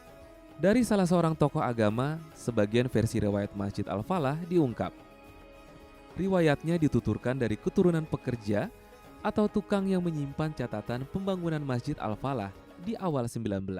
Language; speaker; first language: Indonesian; native; Indonesian